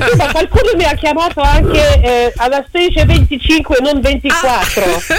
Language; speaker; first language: Italian; non-native, fluent; Russian